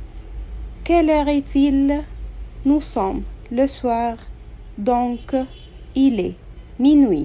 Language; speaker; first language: French; non-native, fluent; Arabic